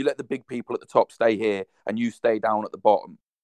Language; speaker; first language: English; native; English